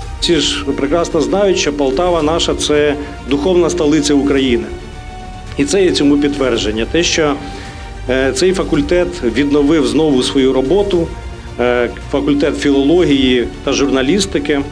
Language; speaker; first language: Ukrainian; native; Ukrainian